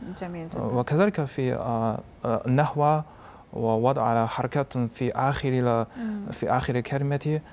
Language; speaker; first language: Arabic; non-native, learner; Chinese